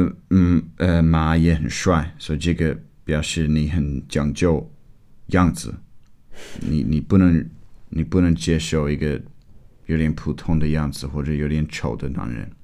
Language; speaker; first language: Chinese; non-native, fluent; English